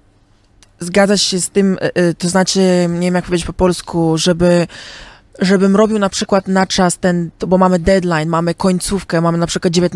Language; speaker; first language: Polish; early bilingual, heritage; Polish